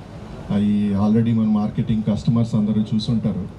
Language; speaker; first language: Telugu; native; Telugu